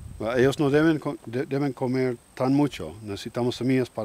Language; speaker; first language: Spanish; non-native, learner; English